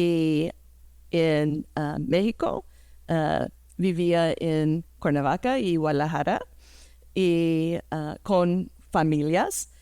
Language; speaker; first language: Spanish; early bilingual, heritage; English